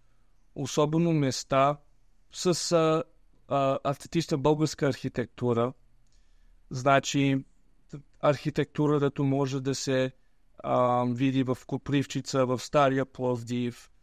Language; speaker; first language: Bulgarian; early bilingual, heritage; Bulgarian